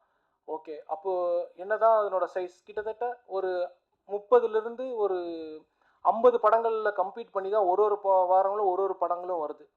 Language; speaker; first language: Tamil; native; Tamil